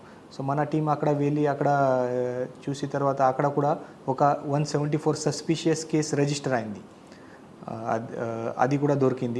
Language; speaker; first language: Telugu; non-native, learner; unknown